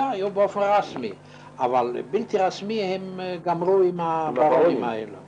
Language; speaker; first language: Hebrew; non-native, fluent; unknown